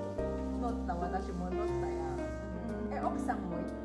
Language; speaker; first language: Japanese; non-native, fluent; Filipino